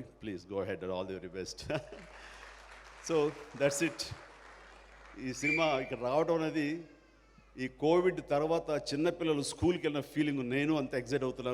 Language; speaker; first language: Telugu; native; Telugu